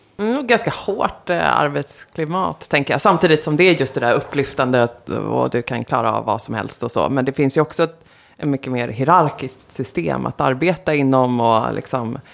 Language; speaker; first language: Swedish; native; Swedish